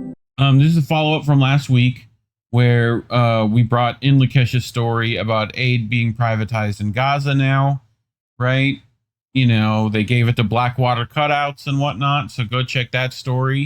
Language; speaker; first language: English; native; English